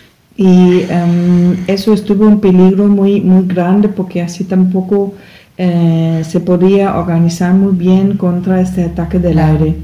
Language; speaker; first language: Spanish; non-native, learner; German